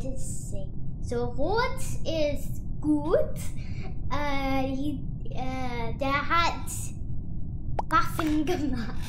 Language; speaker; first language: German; non-native, learner; English